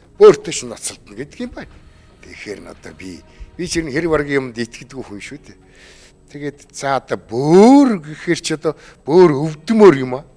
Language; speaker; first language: Mongolian; native; Mongolian